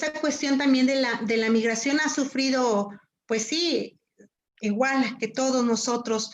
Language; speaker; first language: Spanish; native; Spanish